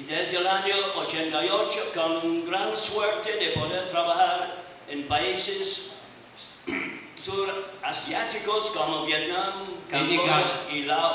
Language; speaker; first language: Spanish; non-native, fluent; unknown